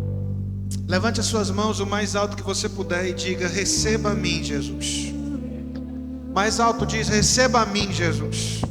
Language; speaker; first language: Portuguese; native; Portuguese